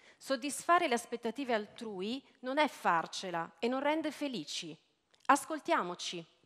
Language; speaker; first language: Italian; native; Italian